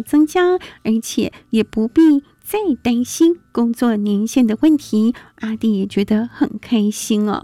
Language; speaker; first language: Chinese; native; Chinese